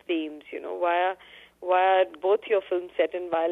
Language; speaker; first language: English; non-native, local second language; Hindi